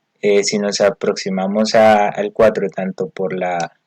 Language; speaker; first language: Spanish; native; Spanish